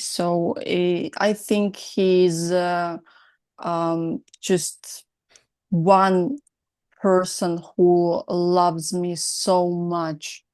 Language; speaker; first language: English; non-native, learner; Russian